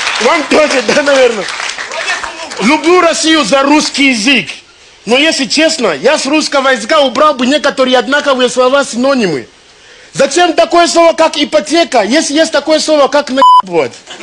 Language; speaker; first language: Russian; non-native, fluent; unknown